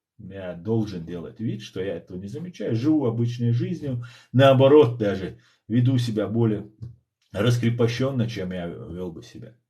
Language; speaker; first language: Russian; non-native, local second language; Chechen